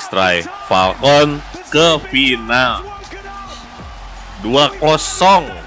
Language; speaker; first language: English; non-native, learner; Sundanese